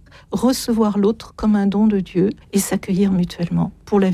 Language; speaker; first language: French; native; French